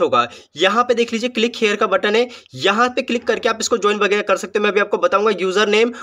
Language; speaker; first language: Hindi; native; Hindi